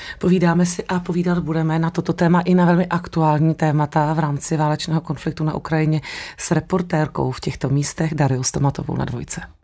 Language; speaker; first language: Czech; native; Czech